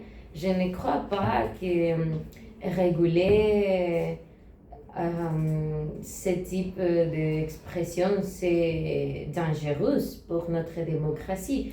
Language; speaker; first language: French; non-native, learner; Spanish